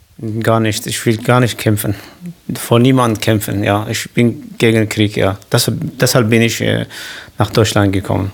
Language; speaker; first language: German; non-native, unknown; Kurdish